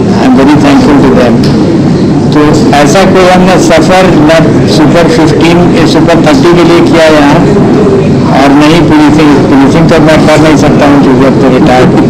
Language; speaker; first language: Hindi; native; Hindi